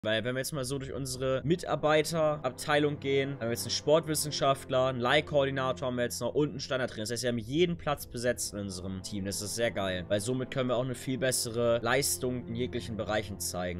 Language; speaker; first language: German; native; German